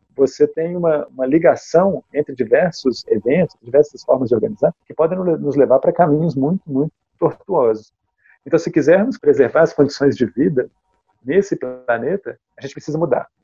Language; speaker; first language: Portuguese; native; Portuguese